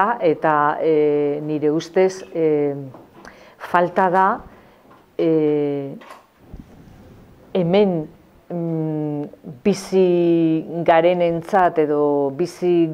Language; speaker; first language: Basque; non-native, local second language; Spanish